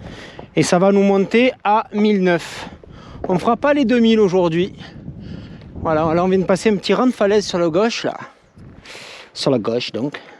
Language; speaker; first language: French; native; French